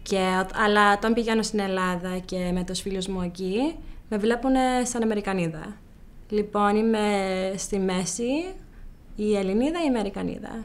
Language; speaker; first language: Greek; early bilingual, heritage; Greek